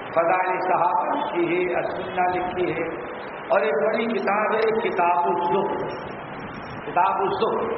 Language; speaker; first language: Urdu; native; Urdu